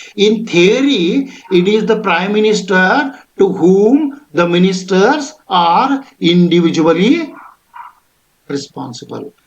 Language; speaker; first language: English; non-native, local second language; Kannada